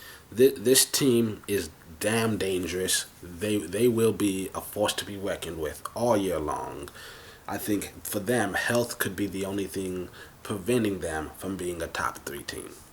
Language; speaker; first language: English; native; English